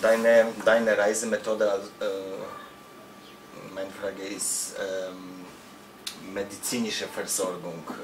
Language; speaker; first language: German; non-native, learner; Polish